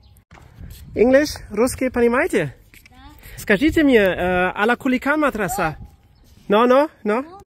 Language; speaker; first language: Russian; non-native, learner; German